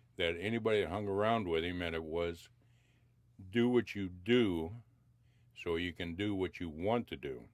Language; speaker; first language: English; native; English